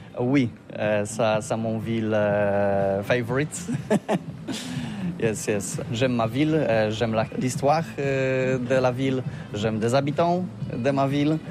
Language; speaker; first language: French; non-native, learner; Polish